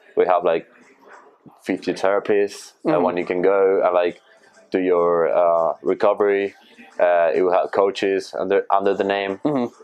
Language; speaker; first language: English; non-native, fluent; Spanish